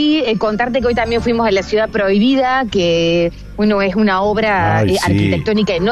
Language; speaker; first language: Spanish; native; Spanish